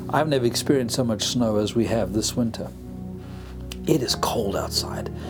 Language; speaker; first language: English; native; English